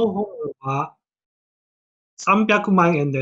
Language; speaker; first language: Japanese; non-native, learner; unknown